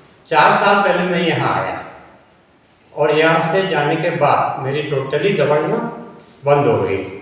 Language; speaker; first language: Hindi; non-native, local second language; Marathi